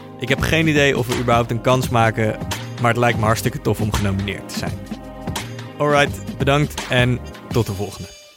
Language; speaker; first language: Dutch; native; Dutch